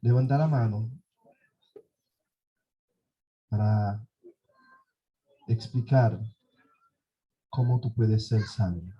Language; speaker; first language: Spanish; non-native, fluent; Haitian Creole